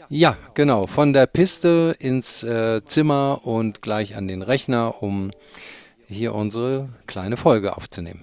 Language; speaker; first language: German; native; German